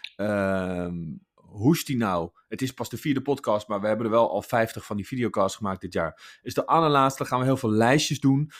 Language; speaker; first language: Dutch; native; Dutch